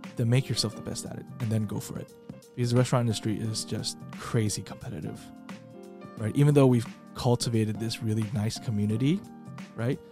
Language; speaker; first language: English; non-native, fluent; Chinese